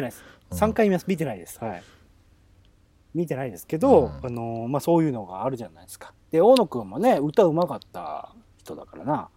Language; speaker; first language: Japanese; native; Japanese